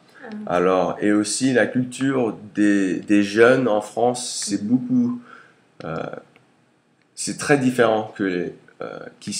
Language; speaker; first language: French; early bilingual, heritage; English